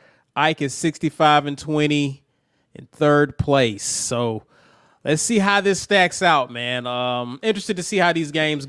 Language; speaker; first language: English; native; English